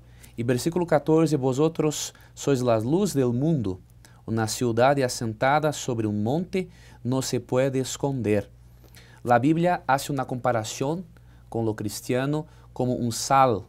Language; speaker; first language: Spanish; non-native, learner; Portuguese